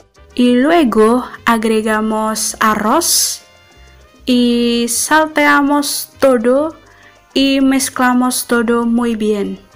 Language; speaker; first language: Spanish; non-native, fluent; Indonesian